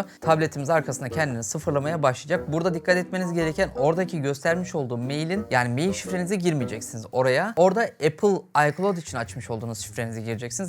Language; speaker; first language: Turkish; native; Turkish